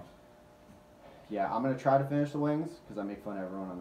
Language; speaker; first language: English; native; English